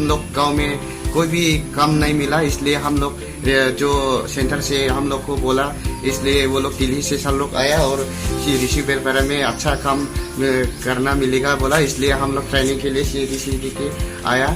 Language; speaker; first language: Hindi; non-native, local second language; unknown